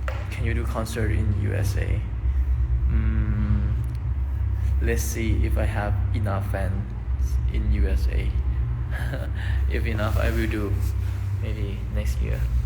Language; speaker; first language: English; non-native, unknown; Thai